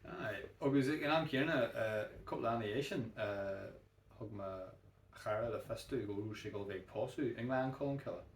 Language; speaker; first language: Irish; native; Irish